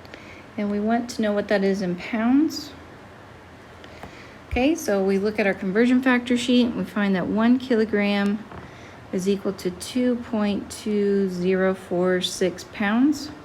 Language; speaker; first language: English; native; English